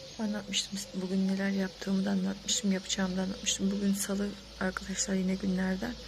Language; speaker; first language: Turkish; native; Turkish